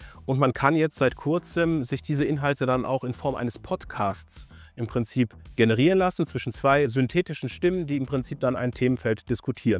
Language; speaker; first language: German; native; German